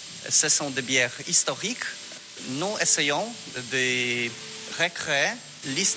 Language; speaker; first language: French; non-native, learner; Polish